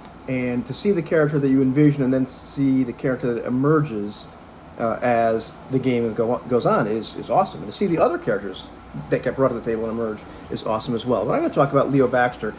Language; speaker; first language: English; native; English